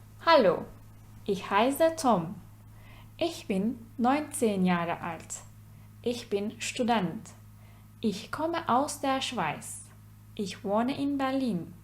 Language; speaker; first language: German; non-native, fluent; Turkish